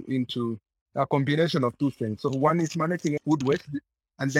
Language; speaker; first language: English; non-native, local second language; Kikuyu